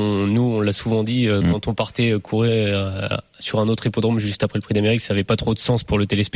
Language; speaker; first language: French; native; French